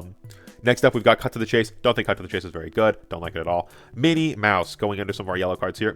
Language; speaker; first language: English; native; English